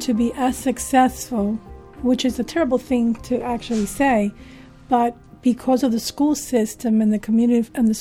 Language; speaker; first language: English; early bilingual, other home language; Spanish